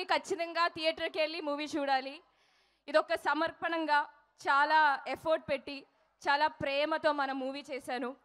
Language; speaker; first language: Telugu; non-native, fluent; Malayalam